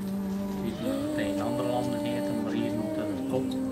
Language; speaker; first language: Dutch; native; Dutch